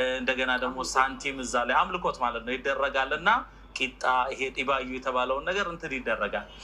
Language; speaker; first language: Amharic; non-native, local second language; Oromo